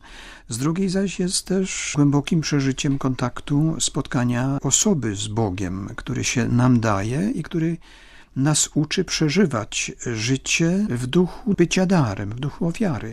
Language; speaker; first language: Polish; native; Polish